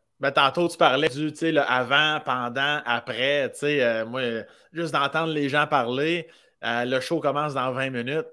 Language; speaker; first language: French; native; French